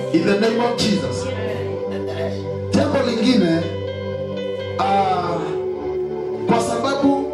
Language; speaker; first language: English; non-native, local second language; Kikuyu